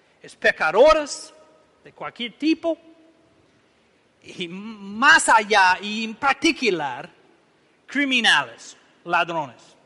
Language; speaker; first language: Spanish; non-native, learner; English